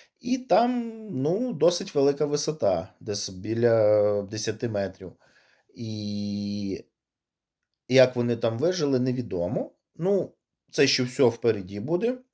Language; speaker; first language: Ukrainian; native; Ukrainian